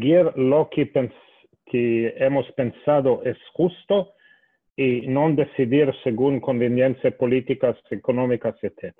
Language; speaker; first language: Spanish; non-native, fluent; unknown